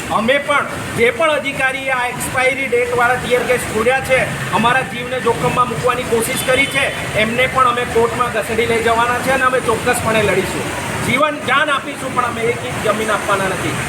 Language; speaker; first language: Gujarati; non-native, local second language; Gamit